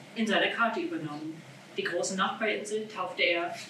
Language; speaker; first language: German; non-native, fluent; English